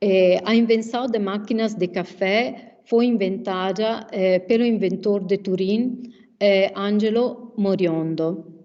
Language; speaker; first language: Portuguese; non-native, fluent; Italian